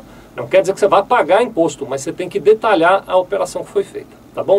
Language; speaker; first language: Portuguese; native; Portuguese